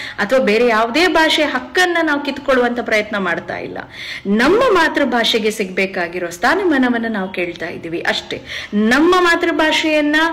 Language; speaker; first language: Kannada; non-native, local second language; Tulu